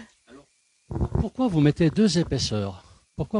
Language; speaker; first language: French; native; French